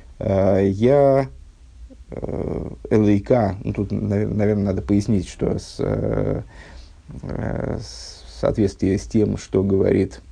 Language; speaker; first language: Russian; native; Russian